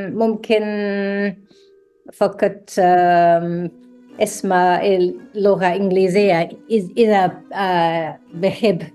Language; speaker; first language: Arabic; non-native, learner; English